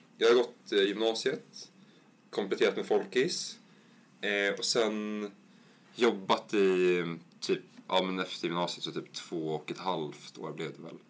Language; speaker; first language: Swedish; native; Swedish